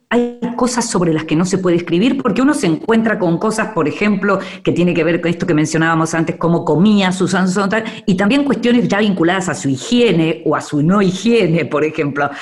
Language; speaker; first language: Spanish; native; Spanish